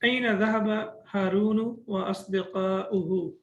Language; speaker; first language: Arabic; non-native, fluent; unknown